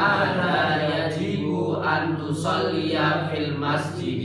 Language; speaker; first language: Arabic; non-native, learner; Indonesian